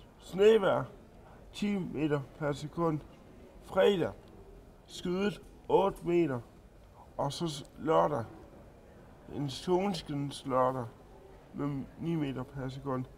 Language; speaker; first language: Danish; native; Danish